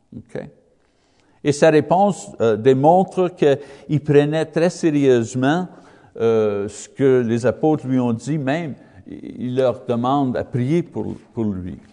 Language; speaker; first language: French; non-native, learner; English